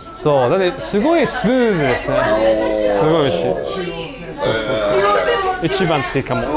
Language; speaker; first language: Japanese; non-native, learner; English